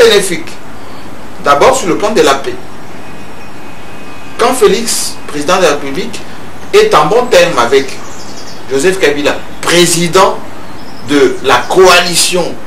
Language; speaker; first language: French; non-native, local second language; Luba-Lulua